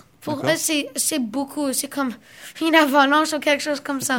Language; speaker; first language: French; early bilingual, other home language; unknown